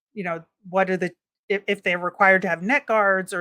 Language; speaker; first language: English; native; English